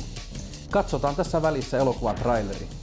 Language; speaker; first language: Finnish; native; Finnish